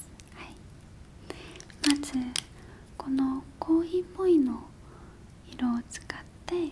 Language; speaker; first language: Japanese; non-native, learner; Korean